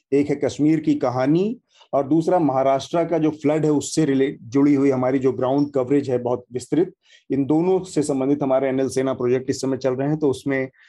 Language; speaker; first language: Hindi; native; Hindi